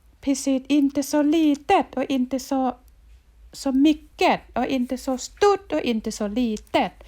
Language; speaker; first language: Swedish; non-native, fluent; Thai